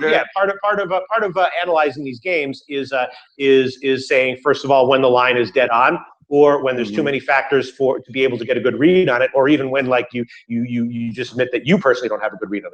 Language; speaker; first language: English; native; English